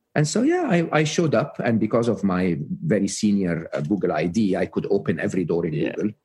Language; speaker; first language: English; non-native, fluent; Arabic